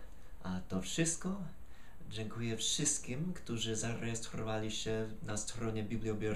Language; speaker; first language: Polish; non-native, fluent; English